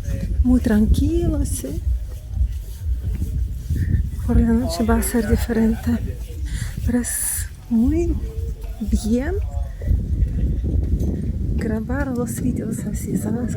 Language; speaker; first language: Spanish; non-native, fluent; Russian